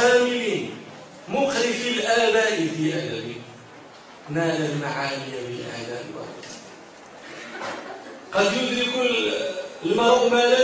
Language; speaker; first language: Arabic; native; Arabic